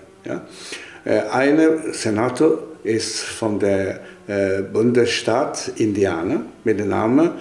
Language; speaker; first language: German; non-native, fluent; Chinese